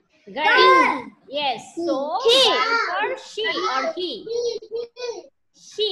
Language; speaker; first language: English; non-native, learner; Bangla